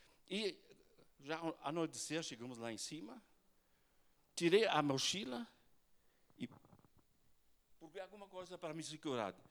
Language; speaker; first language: Portuguese; non-native, fluent; German